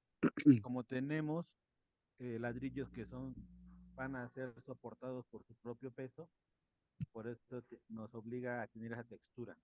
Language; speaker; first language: Spanish; native; Spanish